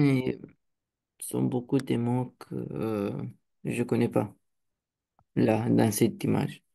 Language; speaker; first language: French; non-native, learner; Romanian